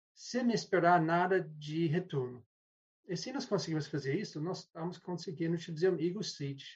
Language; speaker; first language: Portuguese; non-native, fluent; English